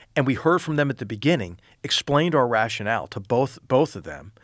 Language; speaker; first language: English; native; English